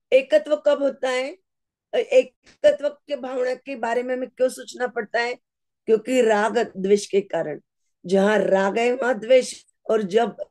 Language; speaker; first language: Hindi; non-native, local second language; Marathi